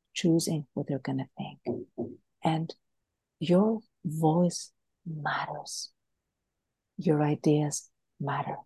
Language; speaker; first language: English; non-native, fluent; Greek